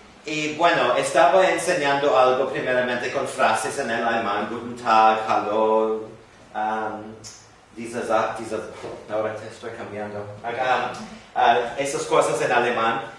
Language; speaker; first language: Spanish; non-native, fluent; English